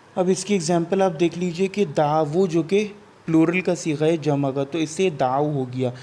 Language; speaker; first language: Urdu; native; Urdu